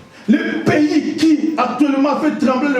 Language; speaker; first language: French; non-native, local second language; Lingala